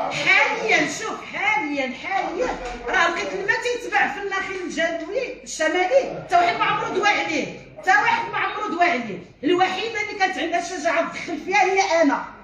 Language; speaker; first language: Arabic; native; Arabic